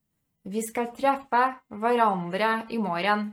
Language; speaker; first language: Norwegian; non-native, fluent; Polish